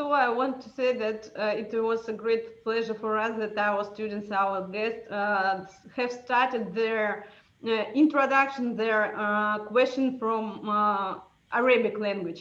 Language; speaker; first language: English; non-native, fluent; Russian